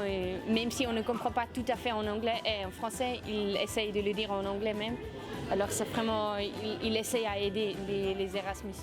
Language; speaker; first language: French; non-native, learner; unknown